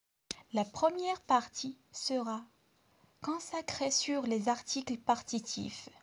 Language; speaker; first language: French; non-native, local second language; Arabic